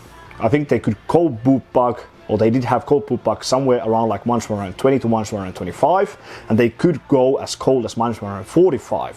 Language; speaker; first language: English; non-native, fluent; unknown